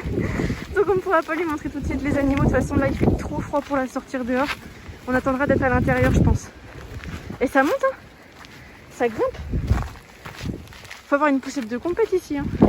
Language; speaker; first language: French; native; French